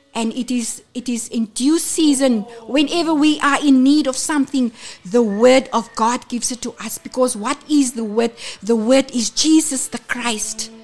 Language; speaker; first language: English; non-native, local second language; Afrikaans